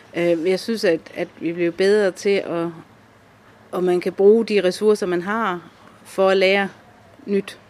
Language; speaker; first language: Danish; native; Danish